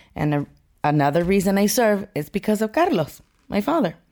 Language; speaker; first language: English; early bilingual, other home language; Spanish